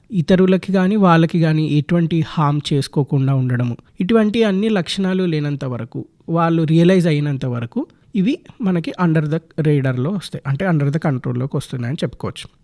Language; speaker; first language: Telugu; native; Telugu